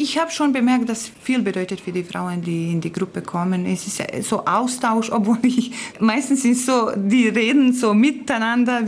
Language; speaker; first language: German; non-native, fluent; Croatian